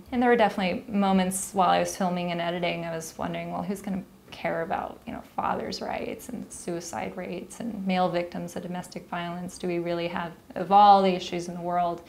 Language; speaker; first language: English; native; English